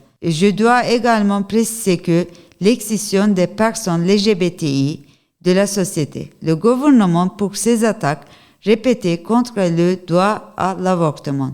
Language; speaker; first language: French; non-native, learner; Turkish